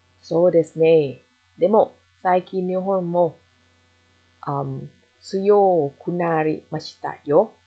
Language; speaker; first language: Japanese; non-native, fluent; Thai